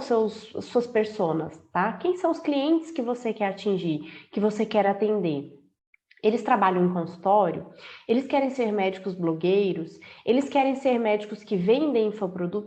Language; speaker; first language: Portuguese; native; Portuguese